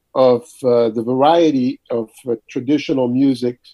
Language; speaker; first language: English; early bilingual, other home language; French